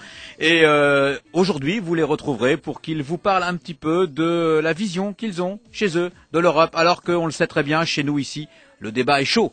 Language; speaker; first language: French; native; French